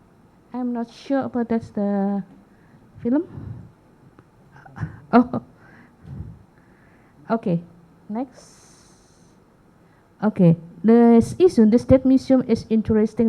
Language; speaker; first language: English; non-native, learner; Indonesian